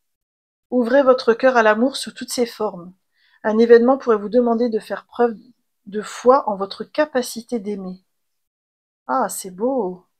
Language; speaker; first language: French; native; French